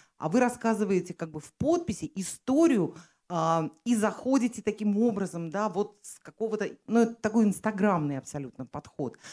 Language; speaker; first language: Russian; native; Russian